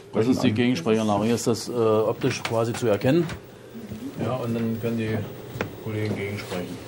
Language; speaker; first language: German; native; German